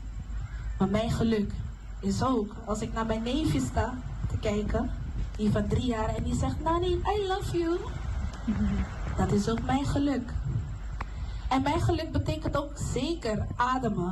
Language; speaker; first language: Dutch; non-native, local second language; Papiamento